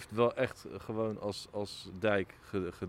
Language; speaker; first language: Dutch; native; Dutch